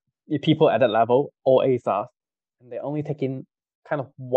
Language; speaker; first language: English; non-native, local second language; Cantonese